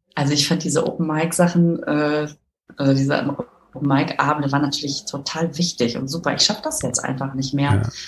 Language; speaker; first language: German; native; German